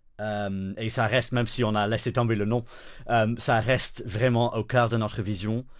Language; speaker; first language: French; non-native, fluent; English